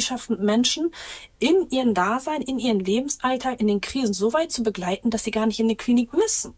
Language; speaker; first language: German; early bilingual, other home language; Turkish